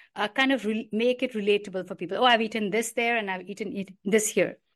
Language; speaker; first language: English; non-native, local second language; Hindi